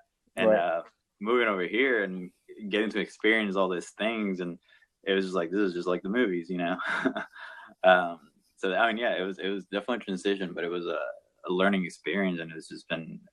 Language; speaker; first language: English; non-native, local second language; Spanish